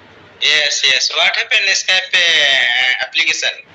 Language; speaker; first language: English; non-native, learner; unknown